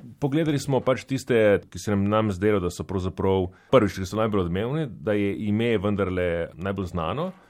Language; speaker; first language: Slovenian; native; Slovenian